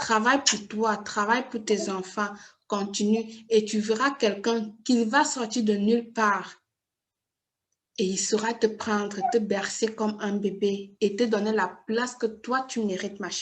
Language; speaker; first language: French; native; French